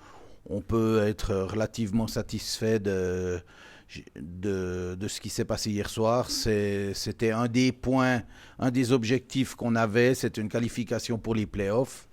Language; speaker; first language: French; native; French